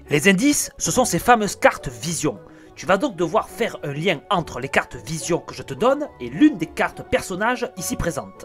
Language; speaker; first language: French; native; French